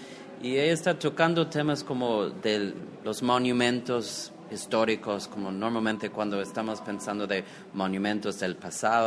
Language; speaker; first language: Spanish; non-native, fluent; English